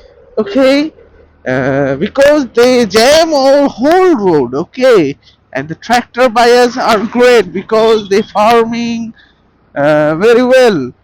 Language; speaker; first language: English; non-native, local second language; Bangla